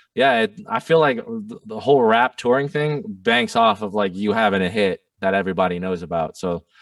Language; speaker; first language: English; non-native, fluent; German